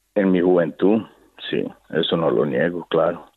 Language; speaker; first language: Spanish; early bilingual, heritage; Spanish